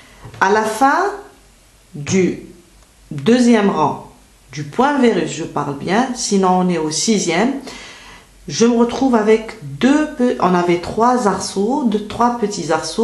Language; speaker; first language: French; native; French